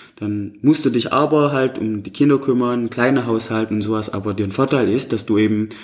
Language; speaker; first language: German; non-native, fluent; Indonesian